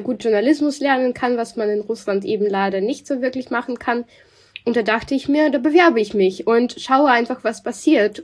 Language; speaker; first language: German; non-native, fluent; Russian